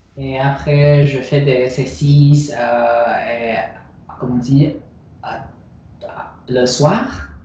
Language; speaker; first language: French; non-native, learner; Chinese